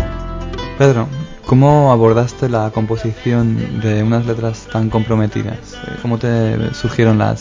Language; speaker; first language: Spanish; native; Spanish